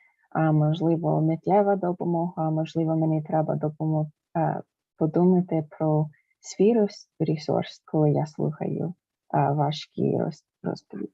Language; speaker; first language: Ukrainian; early bilingual, heritage; English